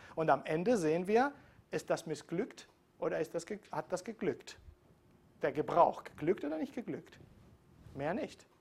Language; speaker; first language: German; non-native, fluent; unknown